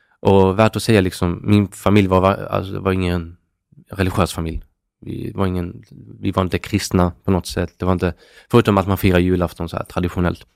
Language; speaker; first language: Swedish; native; Swedish